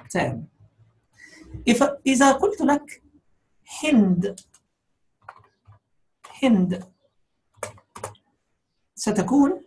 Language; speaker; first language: Arabic; non-native, fluent; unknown